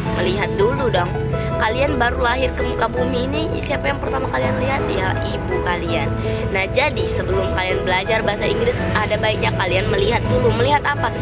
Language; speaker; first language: Indonesian; native; Indonesian